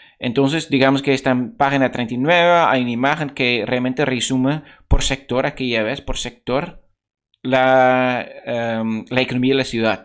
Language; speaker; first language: Spanish; non-native, fluent; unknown